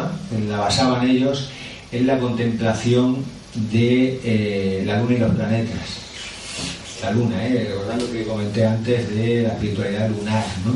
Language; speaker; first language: Spanish; native; Spanish